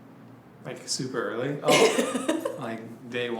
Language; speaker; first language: English; native; English